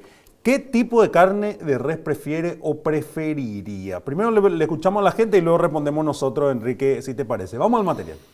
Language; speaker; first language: Spanish; native; Spanish